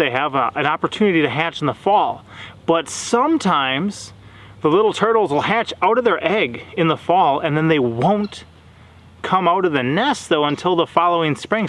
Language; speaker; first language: English; native; English